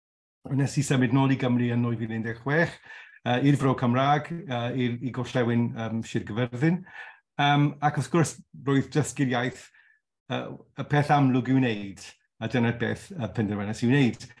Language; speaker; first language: Welsh; non-native, local second language; English